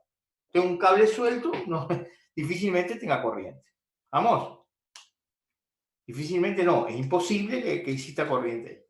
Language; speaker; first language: Spanish; native; Spanish